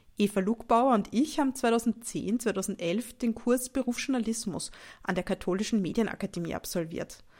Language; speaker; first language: German; native; German